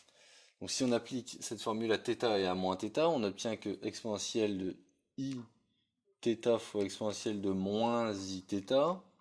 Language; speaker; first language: French; native; French